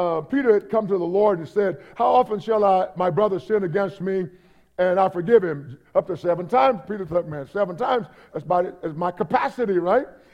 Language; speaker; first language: English; native; English